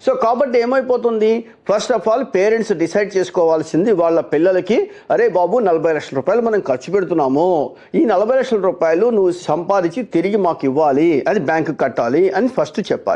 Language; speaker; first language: Telugu; native; Telugu